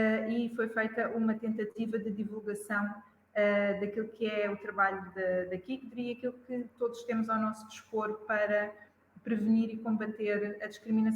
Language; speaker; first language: Portuguese; native; Portuguese